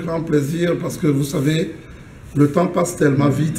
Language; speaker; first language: French; non-native, local second language; Ewe